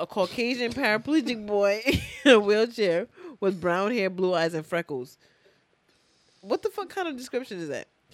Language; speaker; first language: English; native; English